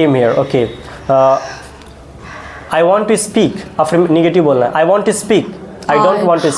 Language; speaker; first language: English; non-native, local second language; Hindi